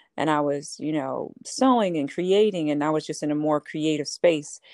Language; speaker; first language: English; native; English